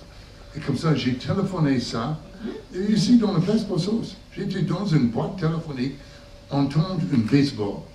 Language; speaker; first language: French; non-native, learner; English